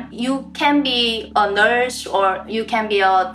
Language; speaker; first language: English; non-native, learner; Korean